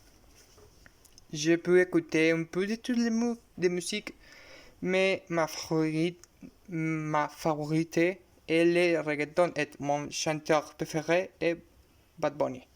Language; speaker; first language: French; non-native, learner; Spanish